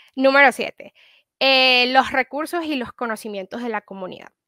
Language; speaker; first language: Spanish; native; Spanish